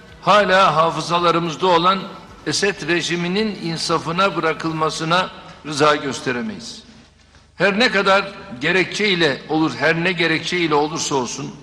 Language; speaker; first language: Turkish; native; Turkish